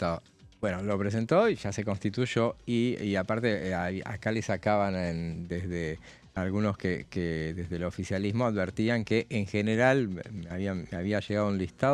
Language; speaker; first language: Spanish; native; Spanish